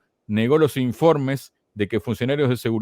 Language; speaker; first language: Spanish; native; Spanish